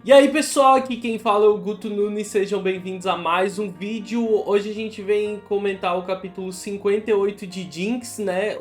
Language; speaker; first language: Portuguese; native; Portuguese